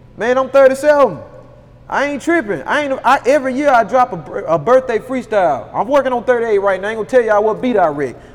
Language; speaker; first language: English; native; English